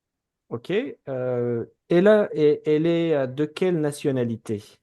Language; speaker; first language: French; non-native, fluent; Azerbaijani